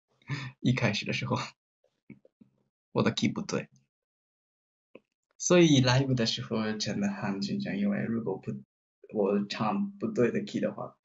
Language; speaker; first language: Chinese; non-native, learner; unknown